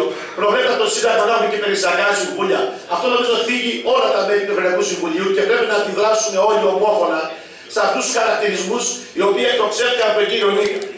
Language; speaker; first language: Greek; native; Greek